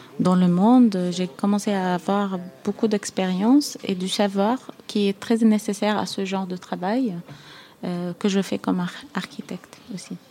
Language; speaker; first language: French; non-native, fluent; Arabic